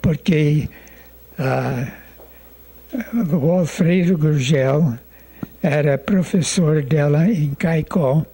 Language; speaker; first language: Portuguese; non-native, fluent; English